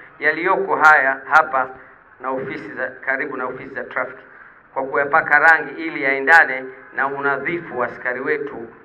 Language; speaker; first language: Swahili; native; Swahili